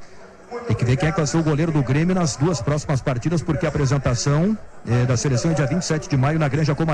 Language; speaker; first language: Portuguese; native; Portuguese